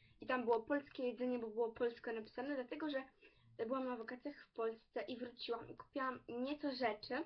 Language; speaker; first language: Polish; early bilingual, heritage; Polish